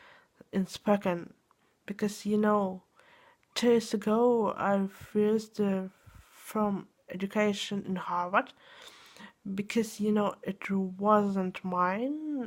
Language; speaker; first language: English; non-native, learner; Russian